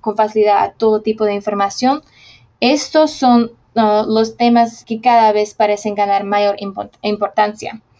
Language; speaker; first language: Spanish; non-native, fluent; Slovak